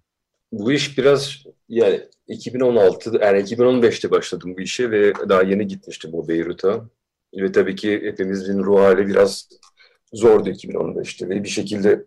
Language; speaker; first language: Turkish; early bilingual, heritage; Turkish